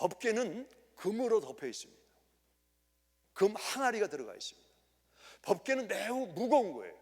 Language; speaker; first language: Korean; native; Korean